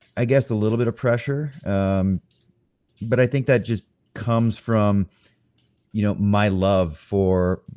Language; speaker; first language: English; native; English